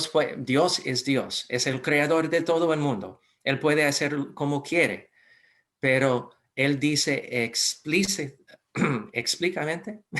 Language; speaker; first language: Spanish; non-native, fluent; English